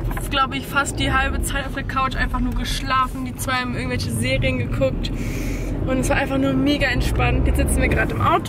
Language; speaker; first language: German; native; German